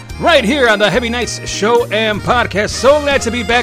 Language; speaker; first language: English; early bilingual, other home language; Spanish